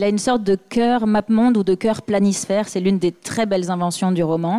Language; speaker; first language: French; native; French